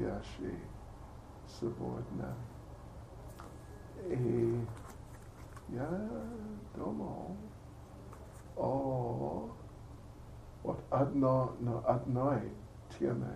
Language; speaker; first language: Russian; non-native, learner; English